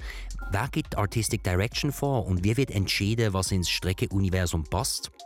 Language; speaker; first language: German; native; German